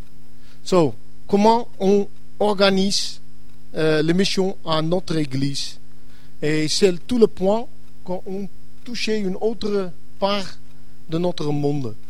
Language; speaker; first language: French; non-native, learner; English